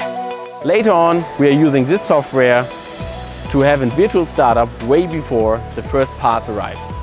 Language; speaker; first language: English; non-native, fluent; German